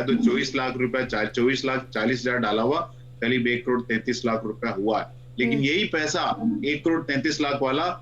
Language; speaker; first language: Hindi; native; Hindi